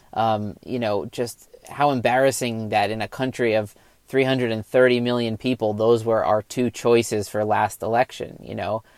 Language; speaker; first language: English; native; English